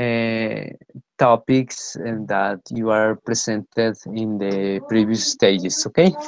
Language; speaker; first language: English; non-native, fluent; Spanish